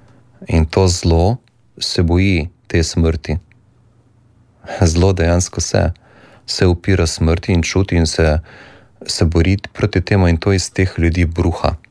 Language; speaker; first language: Slovenian; native; Slovenian